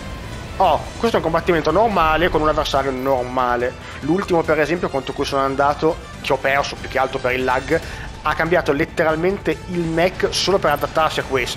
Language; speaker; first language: Italian; native; Italian